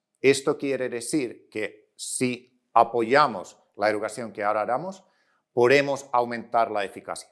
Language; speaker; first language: Spanish; non-native, fluent; Finnish